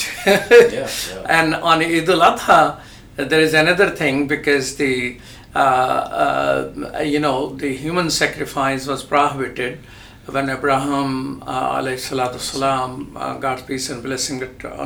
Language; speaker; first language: English; non-native, local second language; Urdu